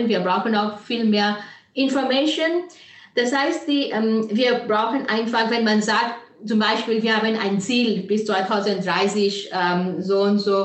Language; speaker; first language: German; non-native, fluent; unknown